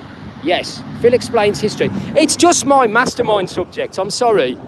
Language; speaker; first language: English; native; English